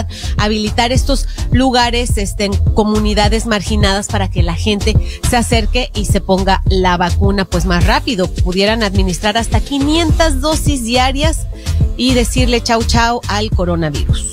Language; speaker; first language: Spanish; native; Spanish